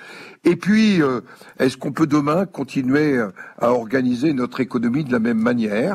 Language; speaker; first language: French; native; French